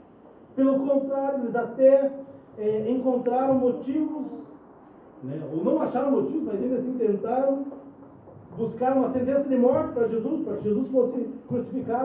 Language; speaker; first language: Portuguese; native; Portuguese